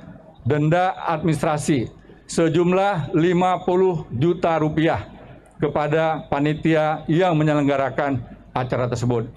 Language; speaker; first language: Indonesian; native; Indonesian